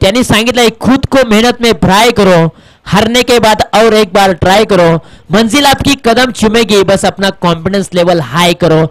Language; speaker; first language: Hindi; non-native, local second language; Marathi